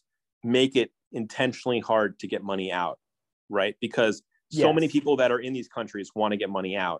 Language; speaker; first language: English; native; English